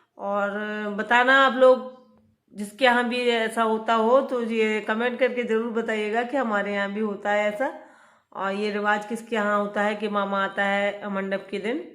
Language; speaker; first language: Hindi; native; Hindi